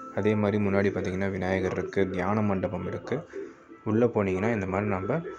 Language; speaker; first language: Tamil; native; Tamil